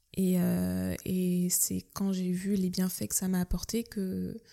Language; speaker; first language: French; native; French